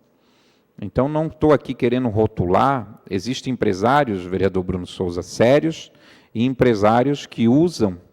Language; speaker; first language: Portuguese; native; Portuguese